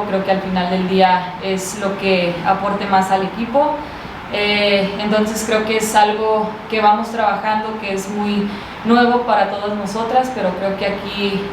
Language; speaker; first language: Spanish; early bilingual, heritage; Spanish